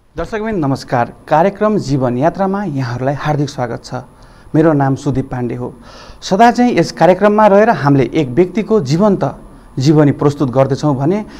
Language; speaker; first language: Nepali; native; Nepali